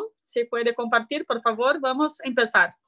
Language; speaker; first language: Spanish; non-native, learner; Portuguese